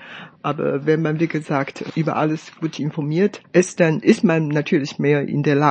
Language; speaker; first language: German; non-native, fluent; Chinese